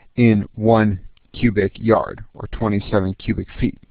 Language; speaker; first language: English; native; English